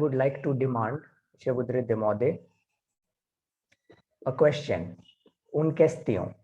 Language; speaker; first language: French; non-native, learner; Hindi